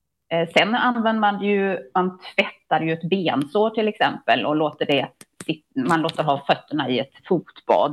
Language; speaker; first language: Swedish; native; Swedish